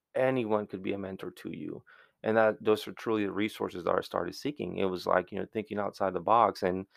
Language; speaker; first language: English; early bilingual, other home language; Spanish